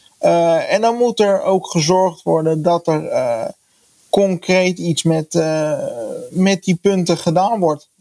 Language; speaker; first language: Dutch; native; Dutch